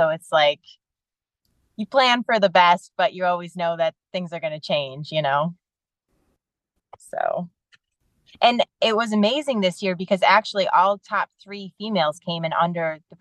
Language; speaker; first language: English; native; English